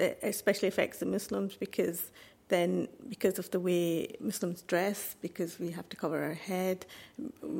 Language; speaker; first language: English; native; English